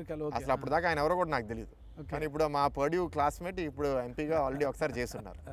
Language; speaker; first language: Telugu; native; Telugu